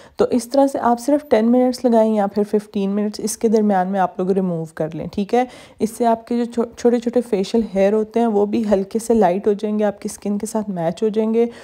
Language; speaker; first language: Urdu; native; Urdu